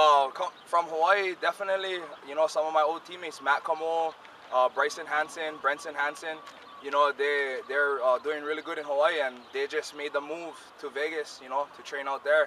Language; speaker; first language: English; native; English